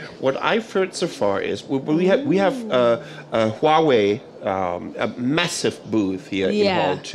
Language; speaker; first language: English; non-native, fluent; German